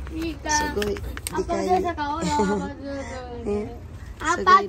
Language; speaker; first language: Japanese; non-native, fluent; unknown